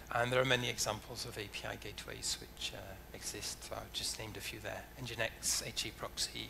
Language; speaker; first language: English; native; English